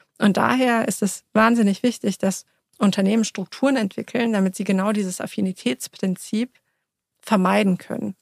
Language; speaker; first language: German; early bilingual, other home language; Persian